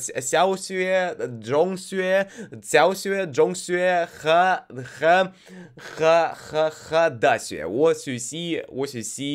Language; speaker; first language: Chinese; non-native, learner; Russian